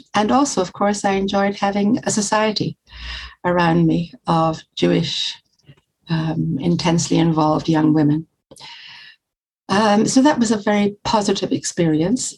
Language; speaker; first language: English; native; English